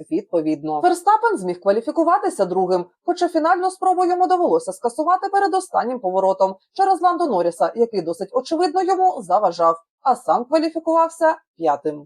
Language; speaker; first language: Ukrainian; native; Ukrainian